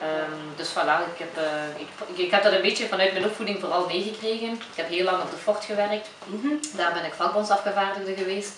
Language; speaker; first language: Dutch; early bilingual, other home language; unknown